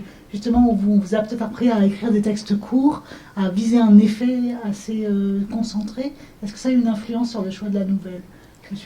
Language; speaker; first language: French; native; French